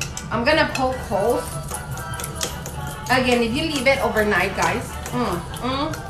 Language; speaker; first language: English; early bilingual, other home language; Spanish